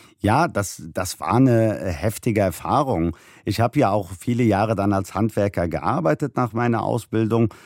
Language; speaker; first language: German; early bilingual, other home language; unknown